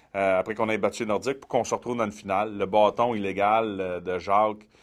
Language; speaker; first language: French; native; French